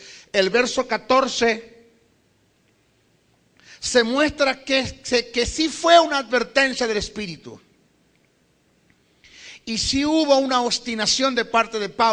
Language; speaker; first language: Spanish; native; Spanish